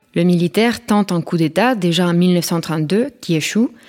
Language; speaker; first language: French; non-native, fluent; Spanish